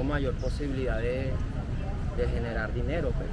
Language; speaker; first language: Spanish; native; Spanish